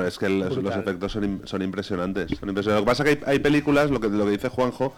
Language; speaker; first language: Spanish; native; Spanish